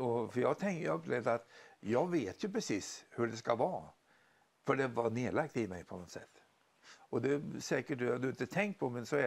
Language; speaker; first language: Swedish; native; Swedish